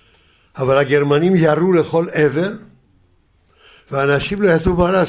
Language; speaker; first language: Hebrew; early bilingual, other home language; Yiddish